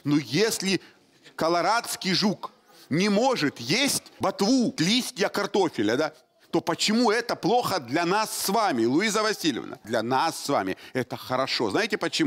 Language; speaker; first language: Russian; native; Russian